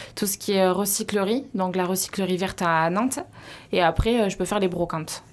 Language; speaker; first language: French; native; French